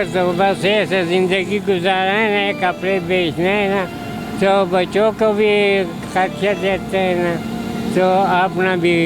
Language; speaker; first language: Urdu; non-native, local second language; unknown